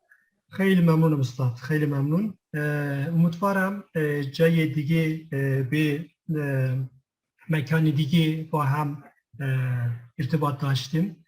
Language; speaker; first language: Persian; non-native, fluent; Kurdish